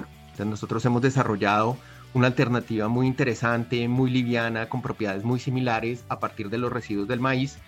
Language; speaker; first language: Spanish; native; Spanish